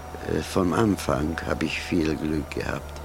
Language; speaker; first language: German; non-native, fluent; Hungarian